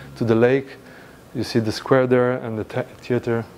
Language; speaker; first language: English; non-native, fluent; Italian